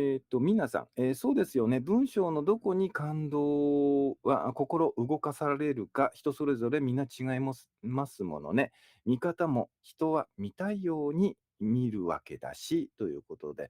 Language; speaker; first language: Japanese; native; Japanese